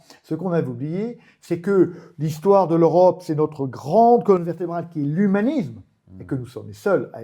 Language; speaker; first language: French; native; French